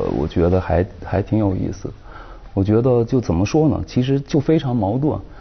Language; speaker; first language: Chinese; native; Chinese